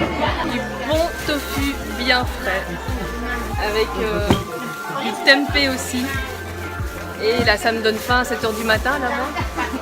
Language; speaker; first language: French; native; French